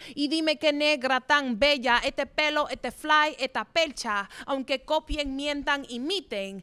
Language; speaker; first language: Spanish; early bilingual, heritage; Spanish